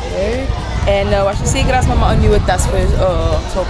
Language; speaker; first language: Dutch; native; Dutch